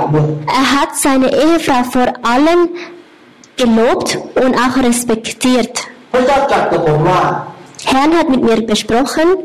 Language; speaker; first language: German; non-native, learner; Thai